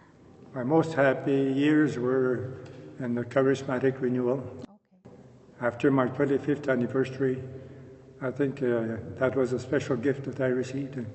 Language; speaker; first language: English; non-native, local second language; French